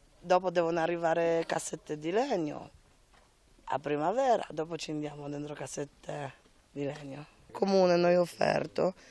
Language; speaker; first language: Italian; non-native, learner; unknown